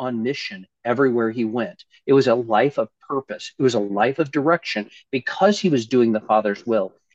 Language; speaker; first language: English; native; English